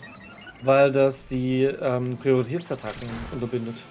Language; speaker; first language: German; native; German